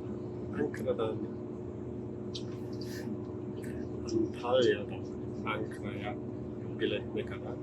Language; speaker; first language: Turkish; non-native, learner; English